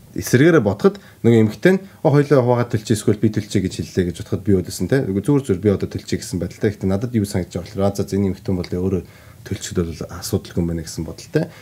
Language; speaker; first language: Mongolian; native; Mongolian